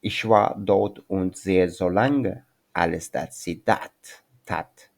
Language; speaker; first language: German; non-native, learner; Turkish